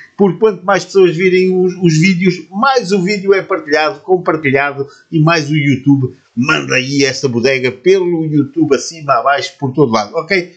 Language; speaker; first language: Portuguese; native; Portuguese